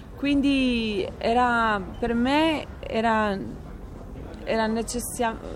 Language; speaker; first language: Italian; non-native, learner; Albanian